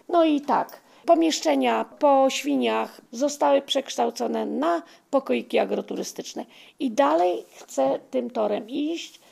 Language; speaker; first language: Polish; native; Polish